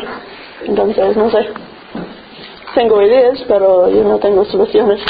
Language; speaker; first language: Spanish; non-native, fluent; English